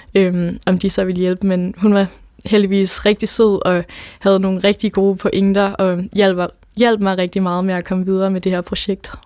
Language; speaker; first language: Danish; native; Danish